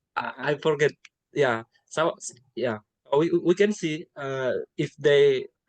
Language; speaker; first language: English; non-native, learner; Indonesian